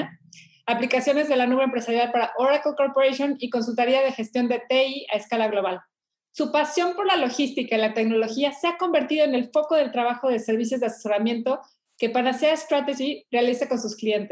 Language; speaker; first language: Spanish; native; Spanish